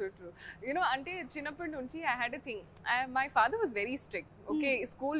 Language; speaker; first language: Telugu; non-native, fluent; Hindi